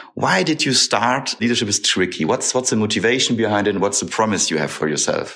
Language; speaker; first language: English; non-native, fluent; German